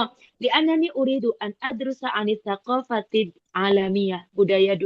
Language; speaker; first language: Arabic; non-native, fluent; Indonesian